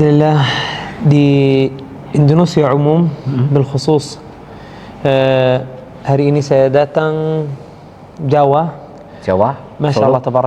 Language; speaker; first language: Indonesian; non-native, learner; Arabic